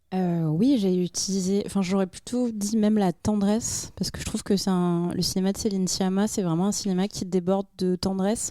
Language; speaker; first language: French; native; French